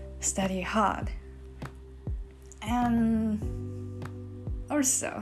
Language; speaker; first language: English; non-native, learner; Japanese